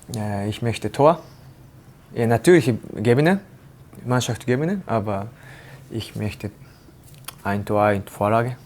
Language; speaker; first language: German; non-native, learner; Japanese